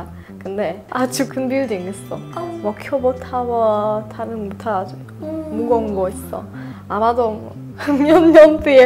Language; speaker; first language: Korean; non-native, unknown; Russian